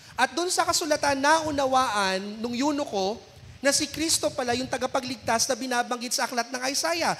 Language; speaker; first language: Filipino; native; Filipino